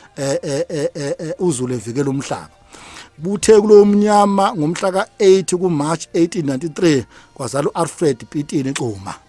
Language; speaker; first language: Zulu; native; Zulu